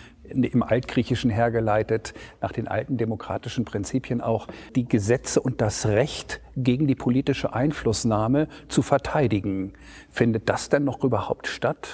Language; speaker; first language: German; native; German